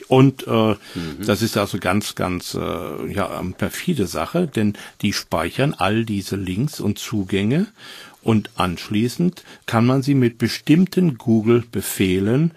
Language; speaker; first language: German; native; German